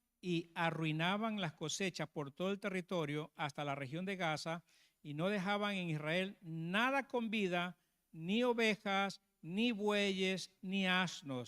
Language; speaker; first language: Spanish; native; Spanish